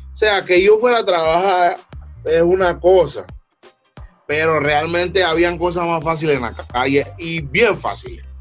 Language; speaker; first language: Spanish; native; Spanish